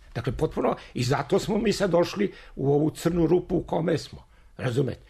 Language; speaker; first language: Serbian; native; Serbian